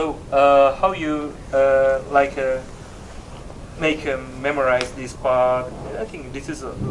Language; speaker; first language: English; non-native, learner; Indonesian